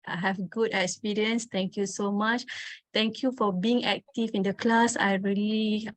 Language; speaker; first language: English; non-native, local second language; Malay